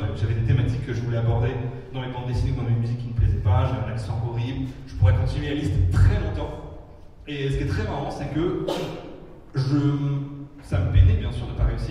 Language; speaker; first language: French; native; French